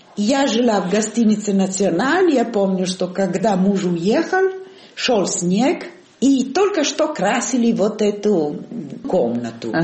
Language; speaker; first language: Russian; non-native, fluent; Italian